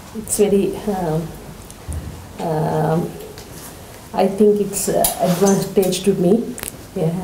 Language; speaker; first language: English; non-native, local second language; Sinhala